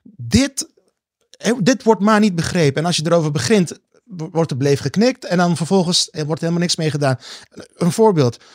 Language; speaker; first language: Dutch; native; Dutch